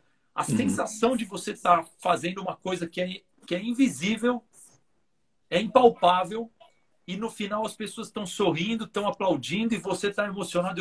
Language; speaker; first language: Portuguese; native; Portuguese